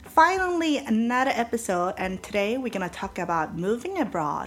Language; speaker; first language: English; early bilingual, other home language; Cantonese